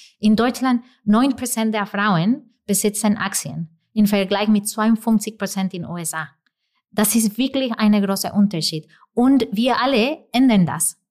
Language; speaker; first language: German; non-native, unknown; Spanish